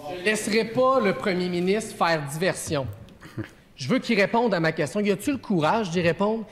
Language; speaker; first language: French; native; French